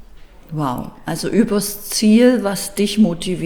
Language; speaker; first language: German; native; German